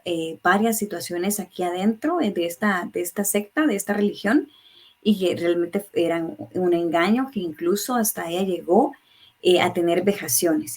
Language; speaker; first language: Spanish; native; Spanish